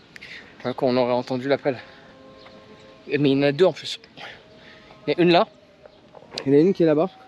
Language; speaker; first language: French; native; French